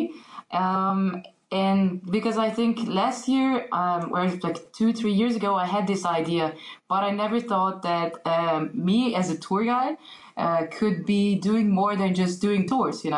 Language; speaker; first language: English; non-native, fluent; Hungarian